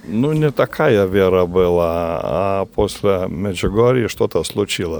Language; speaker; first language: Russian; non-native, fluent; Lithuanian